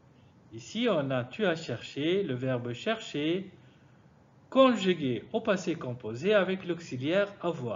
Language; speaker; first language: French; non-native, fluent; Arabic